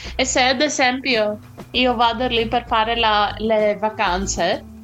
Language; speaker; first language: Italian; non-native, fluent; Greek